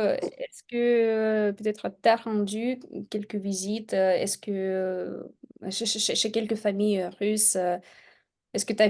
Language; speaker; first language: French; non-native, fluent; Russian